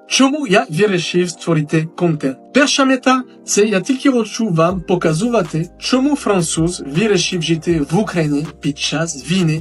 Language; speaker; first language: Ukrainian; non-native, fluent; French